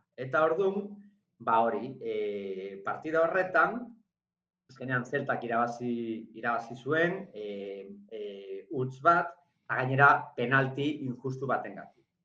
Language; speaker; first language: Basque; non-native, fluent; Galician